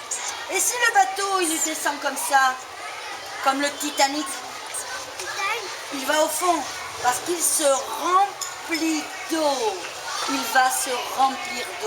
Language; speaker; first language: French; native; French